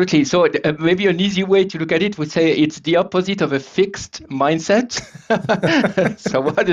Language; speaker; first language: English; non-native, fluent; French